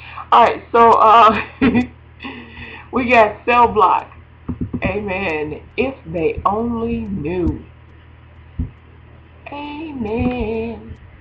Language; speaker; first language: English; native; English